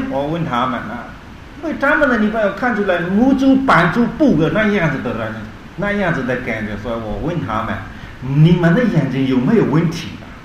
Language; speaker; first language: Chinese; non-native, learner; Burmese